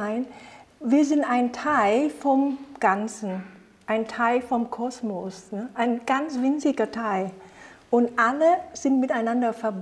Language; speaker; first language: German; non-native, fluent; Vietnamese